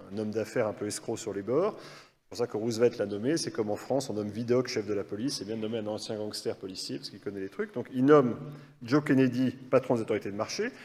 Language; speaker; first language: French; native; French